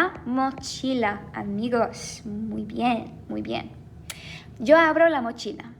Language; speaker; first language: Spanish; non-native, fluent; English